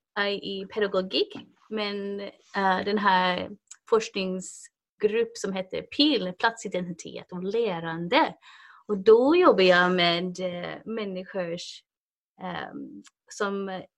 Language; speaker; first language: Swedish; non-native, fluent; English